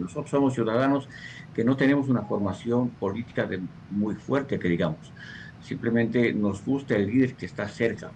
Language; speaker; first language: Spanish; native; Spanish